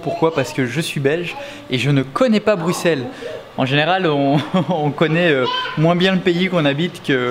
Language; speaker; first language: French; native; French